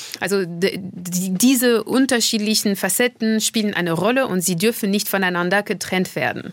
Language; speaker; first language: German; non-native, fluent; French